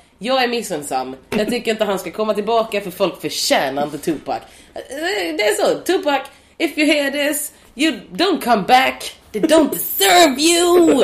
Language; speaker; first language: Swedish; native; Swedish